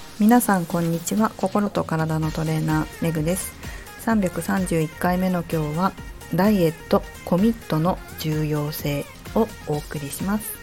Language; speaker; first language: Japanese; native; Japanese